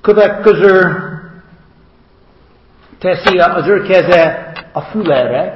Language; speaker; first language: Hungarian; non-native, learner; English